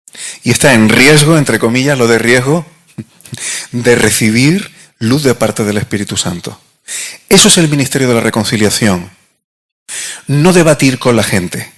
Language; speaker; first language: Spanish; native; Spanish